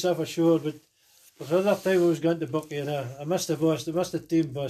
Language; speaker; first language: English; native; English